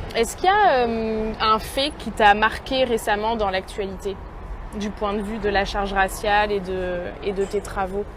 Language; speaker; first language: French; native; French